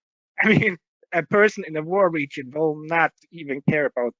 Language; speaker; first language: English; non-native, fluent; German